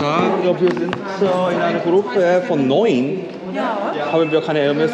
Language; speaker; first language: German; non-native, learner; Korean